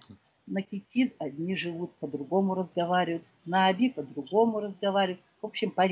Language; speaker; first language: Russian; non-native, local second language; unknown